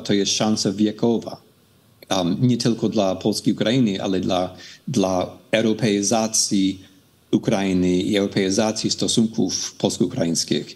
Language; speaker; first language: Polish; non-native, fluent; English